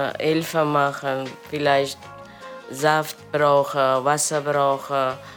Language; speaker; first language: German; non-native, learner; Persian